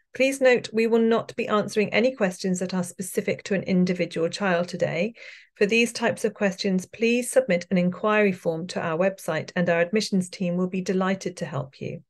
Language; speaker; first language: English; native; English